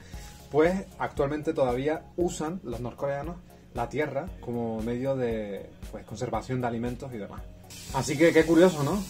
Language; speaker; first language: Spanish; native; Spanish